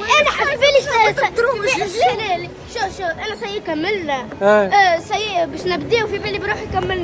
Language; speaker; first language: Arabic; native; Arabic